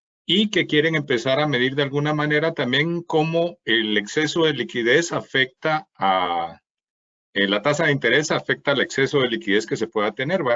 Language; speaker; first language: Spanish; native; Spanish